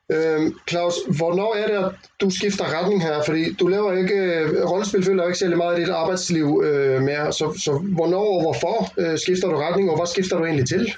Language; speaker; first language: Danish; native; Danish